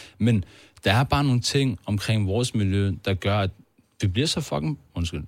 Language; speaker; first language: Danish; early bilingual, other home language; Turkish